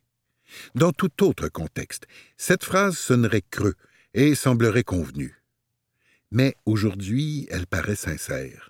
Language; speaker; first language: French; native; French